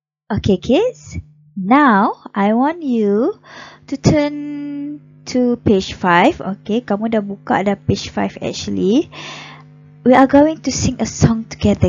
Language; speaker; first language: English; non-native, local second language; Malay